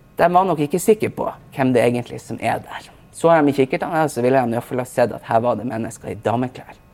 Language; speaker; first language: Norwegian; native; Norwegian